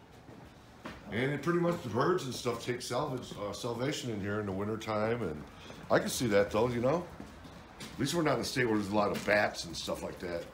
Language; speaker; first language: English; native; English